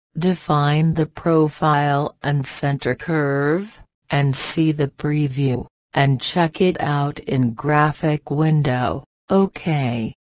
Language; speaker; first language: English; non-native, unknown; Persian